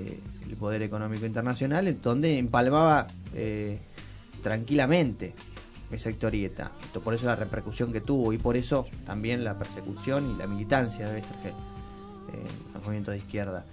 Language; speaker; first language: Spanish; native; Spanish